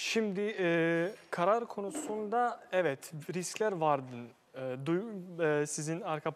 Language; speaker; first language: Turkish; non-native, fluent; Bosnian